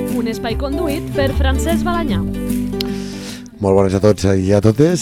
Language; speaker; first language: Catalan; native; Catalan